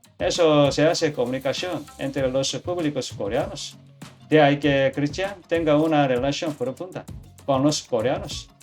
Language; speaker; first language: Spanish; non-native, learner; Korean